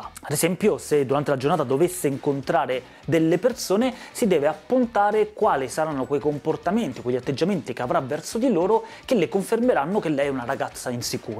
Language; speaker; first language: Italian; native; Italian